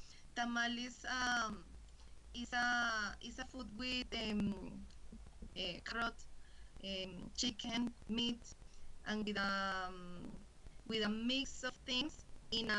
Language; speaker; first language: English; non-native, learner; Spanish